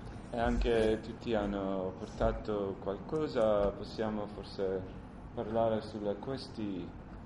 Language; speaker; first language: Italian; non-native, learner; English